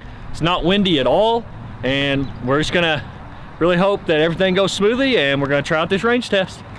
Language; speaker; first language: English; native; English